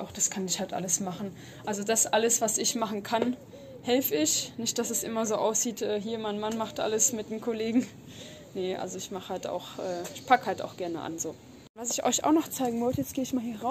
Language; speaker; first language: German; native; German